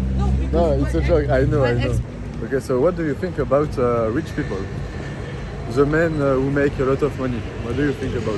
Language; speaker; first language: English; non-native, learner; French